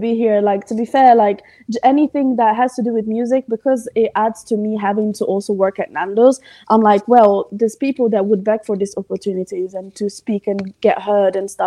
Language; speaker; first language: English; non-native, fluent; Italian